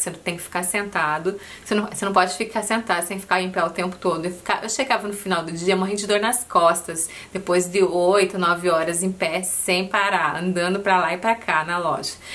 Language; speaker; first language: Portuguese; native; Portuguese